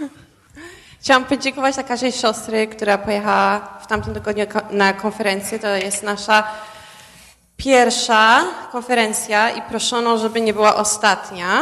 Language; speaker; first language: Polish; early bilingual, heritage; Polish